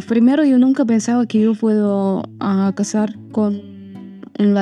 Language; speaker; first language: Spanish; non-native, learner; Armenian